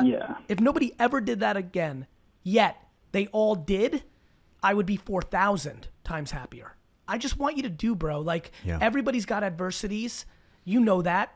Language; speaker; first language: English; early bilingual, other home language; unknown